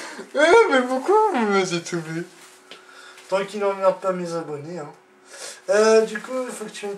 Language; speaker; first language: French; native; French